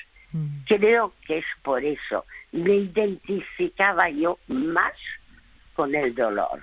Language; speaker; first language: Spanish; early bilingual, other home language; French